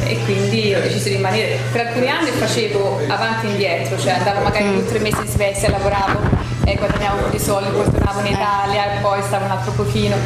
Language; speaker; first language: Italian; non-native, fluent; Swedish